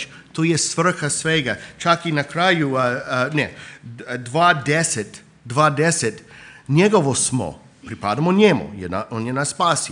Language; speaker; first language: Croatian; non-native, fluent; English